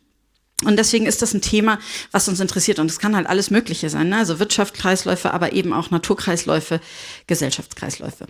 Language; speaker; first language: German; native; German